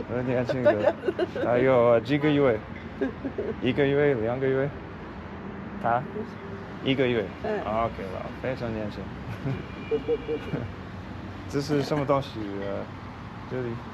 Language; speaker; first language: Chinese; non-native, learner; English